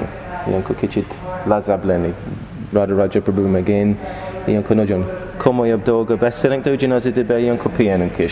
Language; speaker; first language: Hungarian; non-native, learner; English